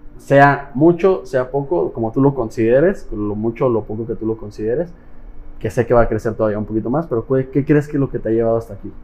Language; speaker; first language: Spanish; native; Spanish